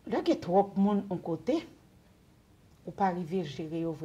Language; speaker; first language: French; non-native, local second language; Haitian Creole